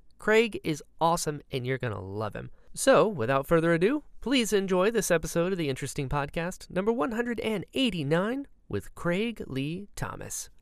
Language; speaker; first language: English; native; English